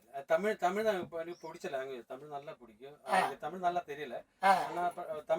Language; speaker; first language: Tamil; non-native, learner; Malayalam